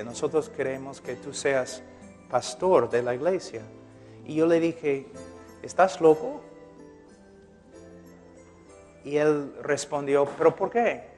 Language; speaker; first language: Spanish; non-native, fluent; English